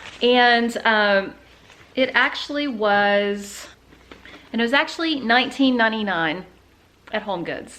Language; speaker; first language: English; native; English